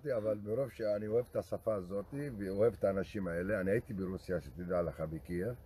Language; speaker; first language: Hebrew; non-native, local second language; Arabic